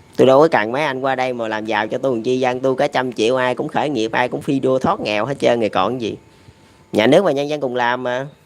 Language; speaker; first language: Vietnamese; native; Vietnamese